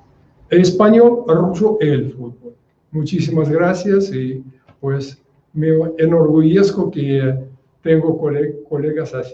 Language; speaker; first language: Spanish; non-native, fluent; Russian